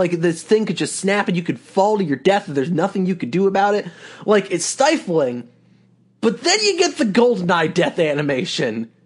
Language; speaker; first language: English; native; English